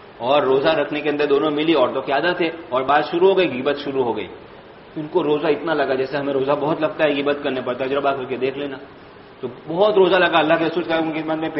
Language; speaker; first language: Urdu; native; Urdu